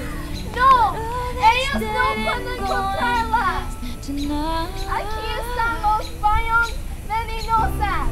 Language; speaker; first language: Spanish; non-native, learner; English